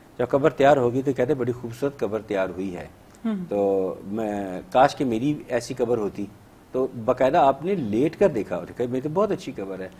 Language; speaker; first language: Urdu; native; Urdu